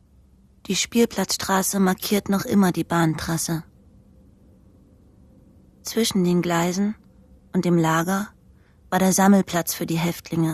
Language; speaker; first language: German; native; German